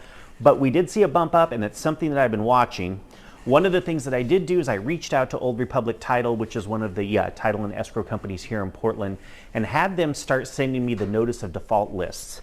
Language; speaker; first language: English; native; English